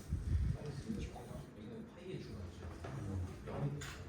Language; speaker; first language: Korean; native; Korean